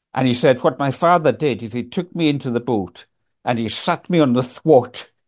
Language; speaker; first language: English; native; English